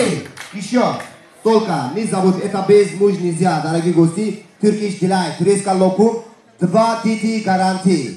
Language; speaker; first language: Russian; non-native, learner; Turkish